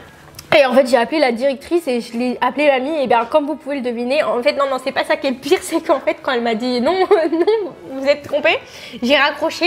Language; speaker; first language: French; native; French